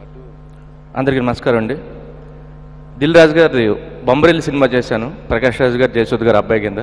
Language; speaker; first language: Telugu; native; Telugu